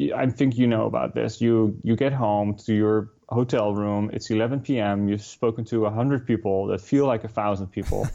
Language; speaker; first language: English; non-native, fluent; Dutch